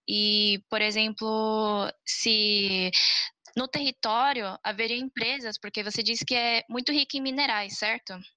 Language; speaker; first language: Portuguese; native; Portuguese